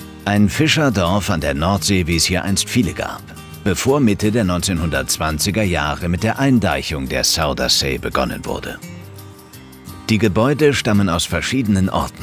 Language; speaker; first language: German; native; German